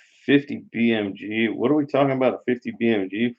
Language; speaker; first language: English; native; English